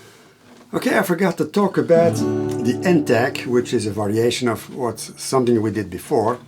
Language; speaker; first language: English; non-native, fluent; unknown